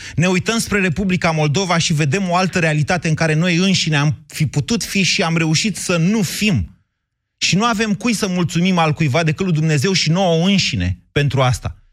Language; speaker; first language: Romanian; native; Romanian